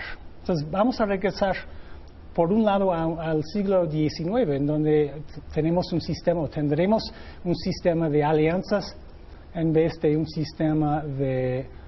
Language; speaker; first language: Spanish; non-native, fluent; English